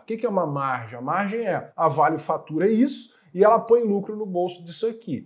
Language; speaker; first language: Portuguese; native; Portuguese